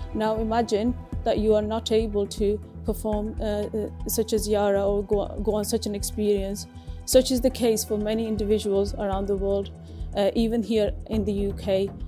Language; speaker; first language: English; native; English